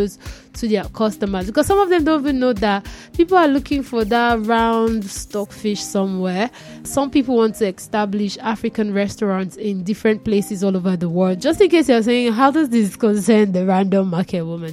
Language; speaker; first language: English; non-native, local second language; Yoruba